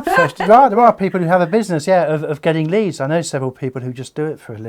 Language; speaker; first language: English; native; English